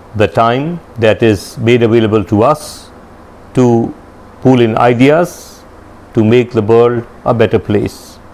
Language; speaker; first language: English; non-native, local second language; Hindi